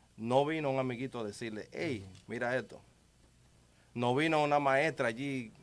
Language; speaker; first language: Spanish; native; Spanish